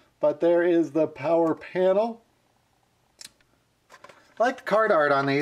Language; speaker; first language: English; native; English